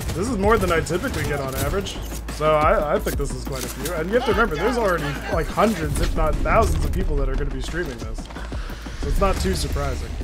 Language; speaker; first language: English; native; English